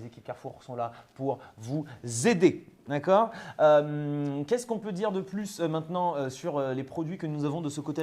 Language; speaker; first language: French; native; French